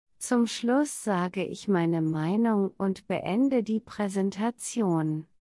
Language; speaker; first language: German; non-native, learner; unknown